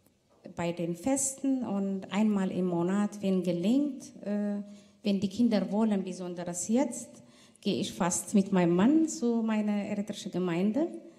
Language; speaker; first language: German; non-native, fluent; Tigrinya